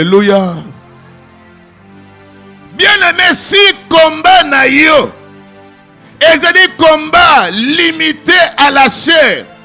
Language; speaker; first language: French; non-native, local second language; Lingala